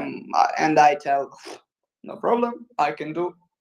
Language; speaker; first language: English; non-native, learner; Ukrainian